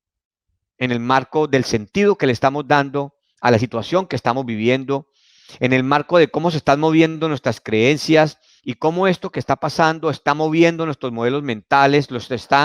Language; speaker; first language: Spanish; native; Spanish